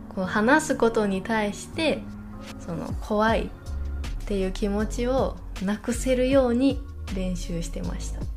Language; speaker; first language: Japanese; native; Japanese